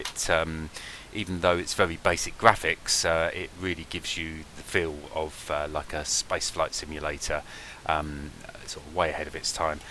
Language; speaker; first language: English; native; English